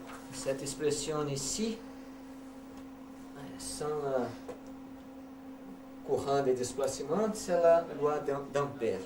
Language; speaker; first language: French; non-native, learner; Portuguese